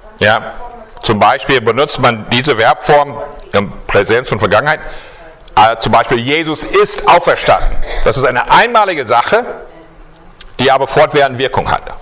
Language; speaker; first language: German; non-native, fluent; English